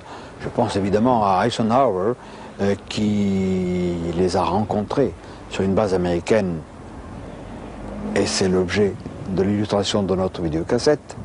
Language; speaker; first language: French; native; French